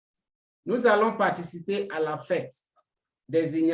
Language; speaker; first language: French; non-native, fluent; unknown